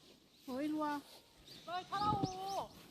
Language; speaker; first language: Korean; early bilingual, other home language; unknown